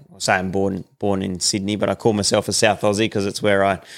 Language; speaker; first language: English; native; English